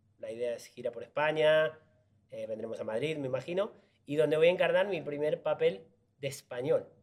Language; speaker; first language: Spanish; native; Spanish